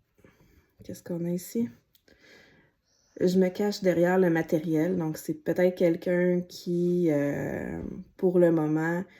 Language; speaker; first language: French; native; French